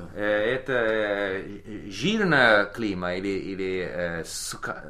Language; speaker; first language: Russian; non-native, learner; English